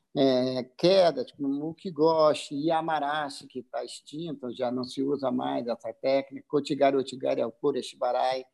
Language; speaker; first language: Portuguese; native; Portuguese